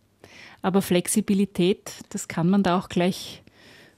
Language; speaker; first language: German; native; German